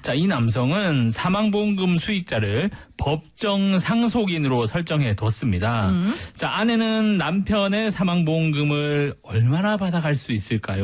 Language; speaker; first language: Korean; native; Korean